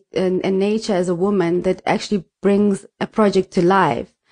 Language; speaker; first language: English; non-native, local second language; Northern Sotho